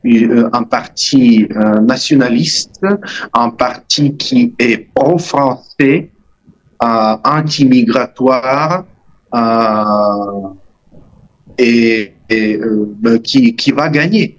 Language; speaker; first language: French; non-native, fluent; Russian